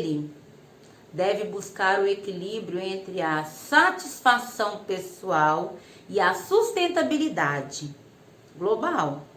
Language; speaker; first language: Portuguese; native; Portuguese